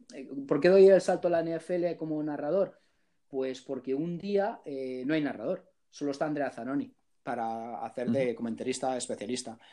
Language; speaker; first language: Spanish; early bilingual, heritage; Spanish